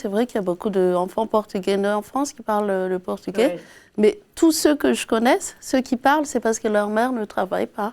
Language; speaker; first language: French; non-native, local second language; Malagasy